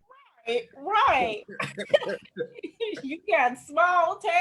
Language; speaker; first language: English; native; English